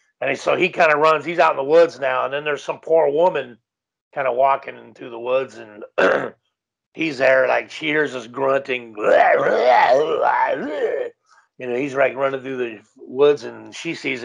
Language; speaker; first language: English; native; English